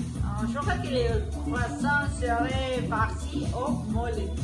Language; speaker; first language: French; non-native, learner; Spanish